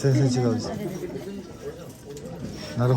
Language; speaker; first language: Japanese; non-native, learner; Filipino